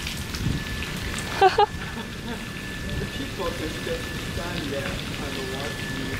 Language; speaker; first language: English; non-native, learner; Chinese